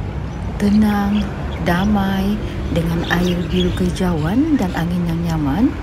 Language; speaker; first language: Malay; native; Malay